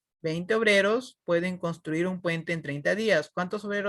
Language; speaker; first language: Spanish; native; Spanish